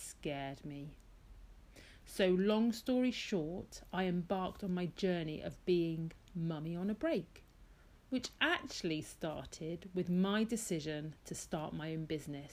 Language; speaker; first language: English; native; English